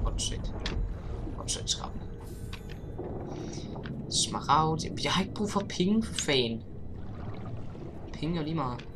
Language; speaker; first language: Danish; native; Danish